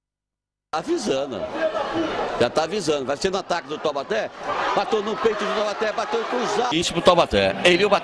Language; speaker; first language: Portuguese; native; Portuguese